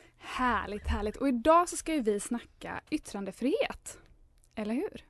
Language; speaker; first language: Swedish; native; Swedish